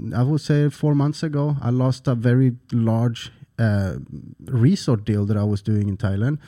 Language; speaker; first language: English; non-native, fluent; Swedish